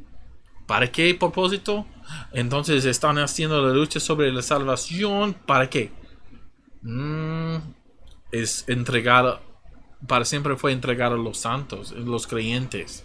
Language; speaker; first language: Spanish; non-native, fluent; English